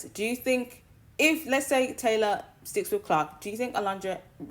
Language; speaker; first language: English; native; English